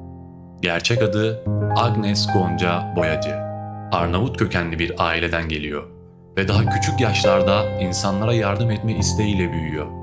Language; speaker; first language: Turkish; native; Turkish